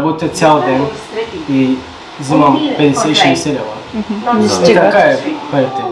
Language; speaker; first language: Bulgarian; non-native, local second language; Turkish